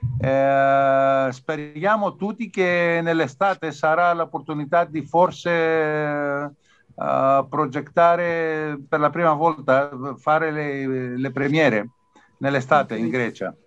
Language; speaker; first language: Italian; non-native, learner; Greek